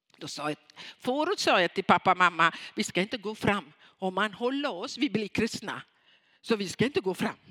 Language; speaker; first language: Swedish; non-native, fluent; Tamil